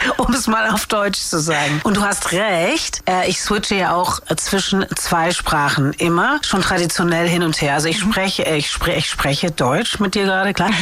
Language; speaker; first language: German; native; German